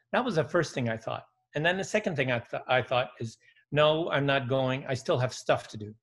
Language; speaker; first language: English; early bilingual, other home language; Dutch